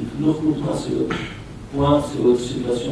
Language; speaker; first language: French; non-native, fluent; Portuguese